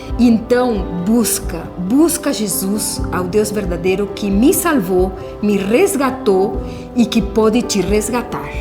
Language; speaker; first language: Portuguese; non-native, fluent; Spanish